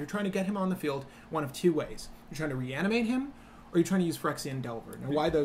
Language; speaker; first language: English; native; English